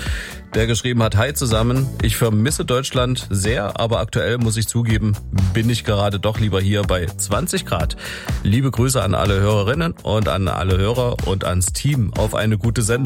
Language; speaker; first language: German; native; German